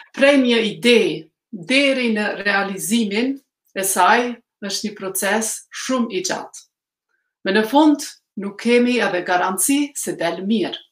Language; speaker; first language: Albanian; early bilingual, heritage; Albanian